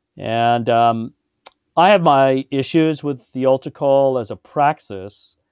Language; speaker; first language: English; native; English